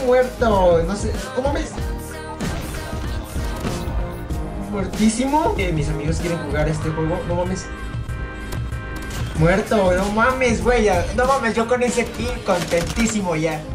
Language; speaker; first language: Spanish; native; Spanish